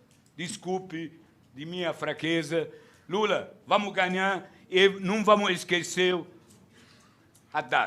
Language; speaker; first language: Portuguese; non-native, fluent; Arabic